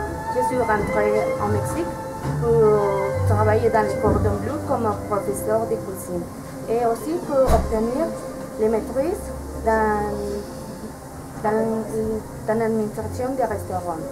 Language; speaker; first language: French; non-native, learner; Spanish